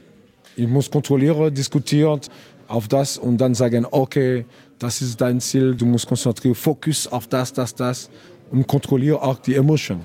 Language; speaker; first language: German; non-native, learner; French